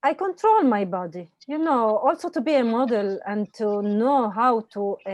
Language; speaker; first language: English; non-native, fluent; Hebrew